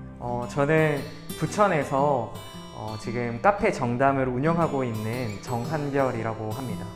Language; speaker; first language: Korean; native; Korean